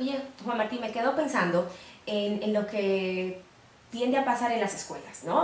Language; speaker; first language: Spanish; native; Spanish